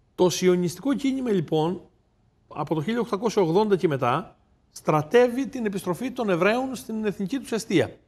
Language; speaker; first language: Greek; native; Greek